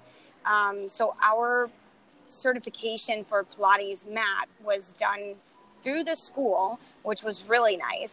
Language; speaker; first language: English; native; English